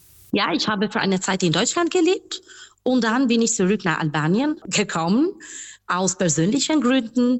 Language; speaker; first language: German; non-native, fluent; Albanian